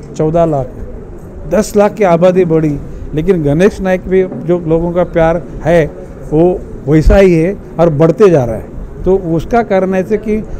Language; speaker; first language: Hindi; non-native, local second language; Marathi